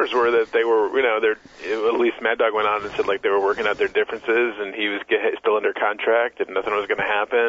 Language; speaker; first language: English; native; English